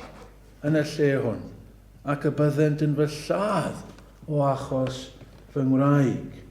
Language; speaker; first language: Welsh; native; Welsh